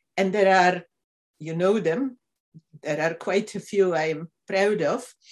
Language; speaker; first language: English; non-native, fluent; Polish